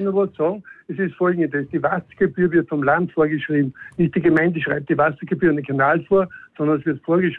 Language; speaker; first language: German; native; German